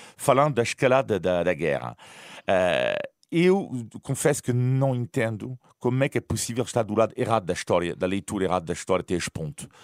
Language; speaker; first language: Portuguese; non-native, fluent; French